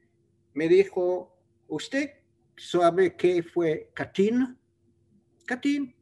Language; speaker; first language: Spanish; non-native, fluent; English